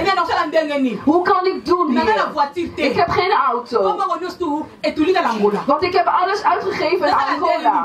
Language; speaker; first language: Dutch; non-native, fluent; Lingala